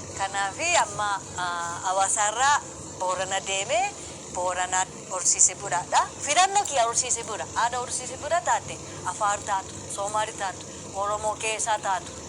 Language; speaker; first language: Oromo; non-native, fluent; Japanese